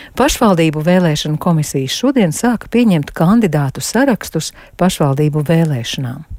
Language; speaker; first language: Latvian; native; Latvian